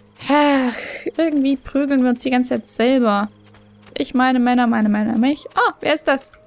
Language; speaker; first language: German; native; German